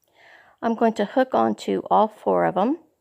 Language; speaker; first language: English; native; English